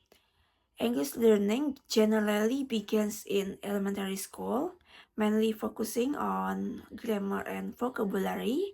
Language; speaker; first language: English; non-native, learner; Indonesian